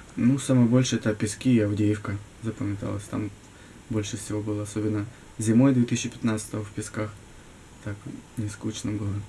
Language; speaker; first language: Ukrainian; non-native, local second language; Russian